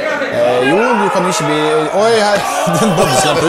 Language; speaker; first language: Norwegian; native; Norwegian